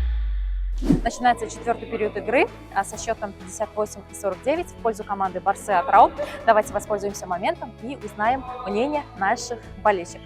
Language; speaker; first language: Russian; native; Russian